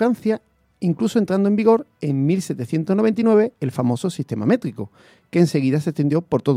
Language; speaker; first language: Spanish; native; Spanish